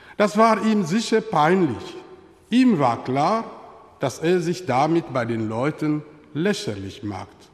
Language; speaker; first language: German; non-native, fluent; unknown